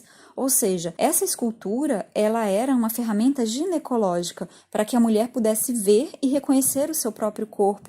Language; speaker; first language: Portuguese; native; Portuguese